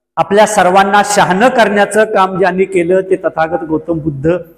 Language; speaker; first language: Marathi; native; Marathi